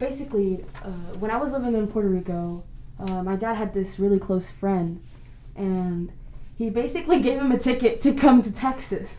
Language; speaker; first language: English; non-native, local second language; Spanish